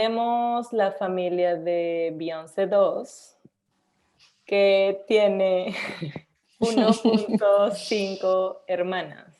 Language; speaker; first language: Spanish; non-native, learner; English